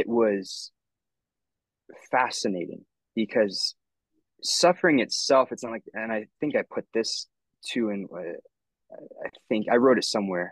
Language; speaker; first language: English; native; English